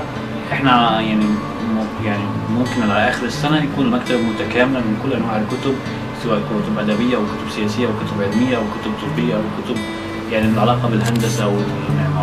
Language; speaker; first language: Arabic; native; Arabic